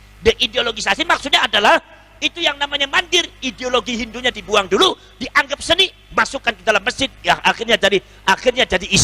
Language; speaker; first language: Indonesian; non-native, local second language; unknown